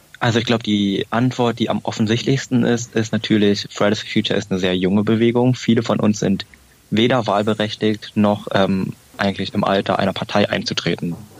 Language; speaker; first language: German; early bilingual, other home language; Vietnamese